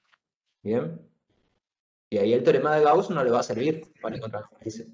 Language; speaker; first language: Spanish; native; Spanish